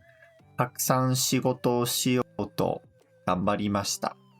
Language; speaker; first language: Japanese; non-native, fluent; English